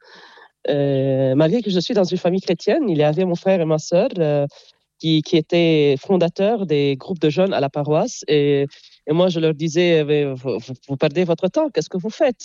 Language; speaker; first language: French; non-native, local second language; Arabic